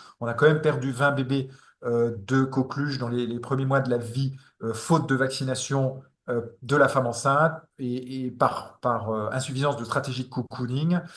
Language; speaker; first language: French; native; French